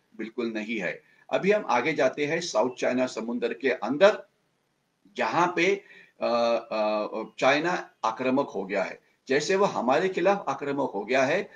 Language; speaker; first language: Hindi; non-native, local second language; Marathi